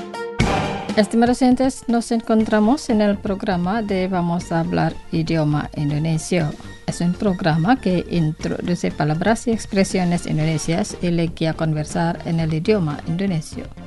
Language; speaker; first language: Spanish; non-native, fluent; Indonesian